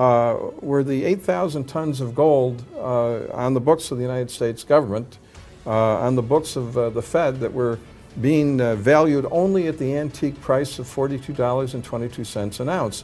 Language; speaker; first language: English; native; English